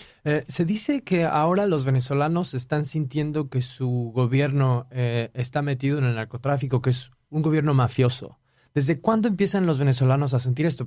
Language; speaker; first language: Spanish; native; Spanish